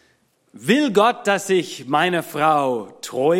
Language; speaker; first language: German; non-native, fluent; English